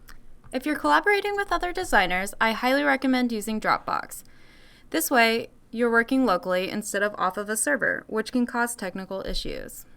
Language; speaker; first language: English; native; English